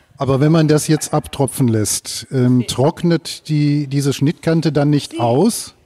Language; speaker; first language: German; native; German